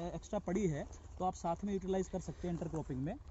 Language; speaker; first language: Hindi; native; Hindi